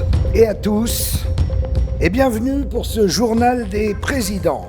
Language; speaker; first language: French; native; French